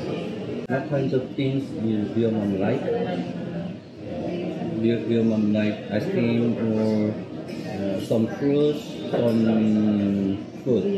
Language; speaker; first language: English; non-native, learner; Korean